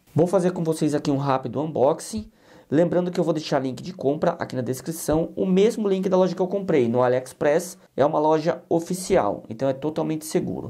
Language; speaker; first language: Portuguese; native; Portuguese